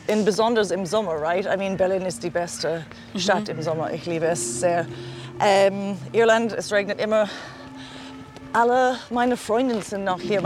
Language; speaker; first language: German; non-native, learner; English